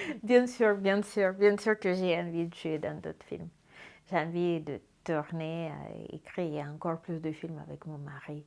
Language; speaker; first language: French; non-native, fluent; Russian